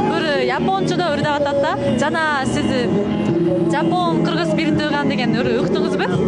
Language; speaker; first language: Kyrgyz; non-native, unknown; Japanese